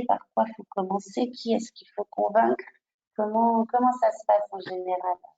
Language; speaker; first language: French; native; French